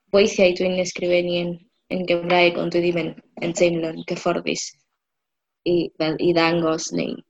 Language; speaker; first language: Welsh; non-native, fluent; Spanish